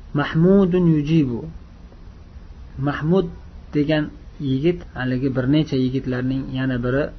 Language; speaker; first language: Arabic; non-native, fluent; Uzbek